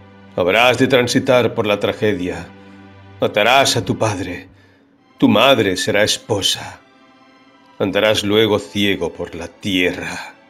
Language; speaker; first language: Spanish; native; Spanish